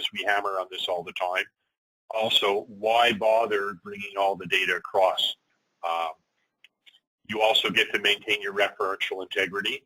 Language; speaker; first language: English; native; English